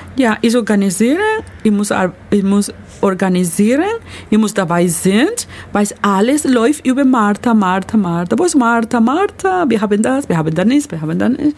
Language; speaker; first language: German; non-native, learner; Spanish